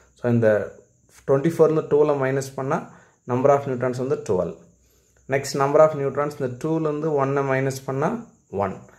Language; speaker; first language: English; non-native, local second language; Tamil